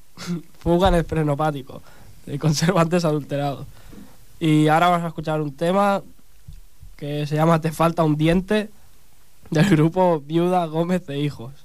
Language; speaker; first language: Spanish; native; Spanish